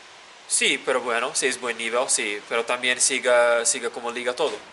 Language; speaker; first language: Spanish; non-native, learner; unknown